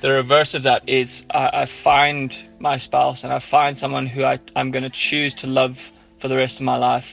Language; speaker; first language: English; native; English